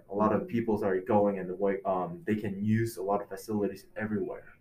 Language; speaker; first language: English; non-native, fluent; Korean